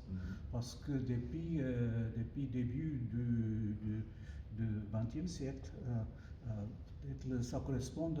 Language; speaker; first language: French; non-native, learner; Japanese